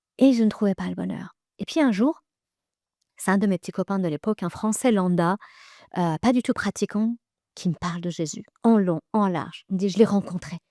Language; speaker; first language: French; early bilingual, other home language; Persian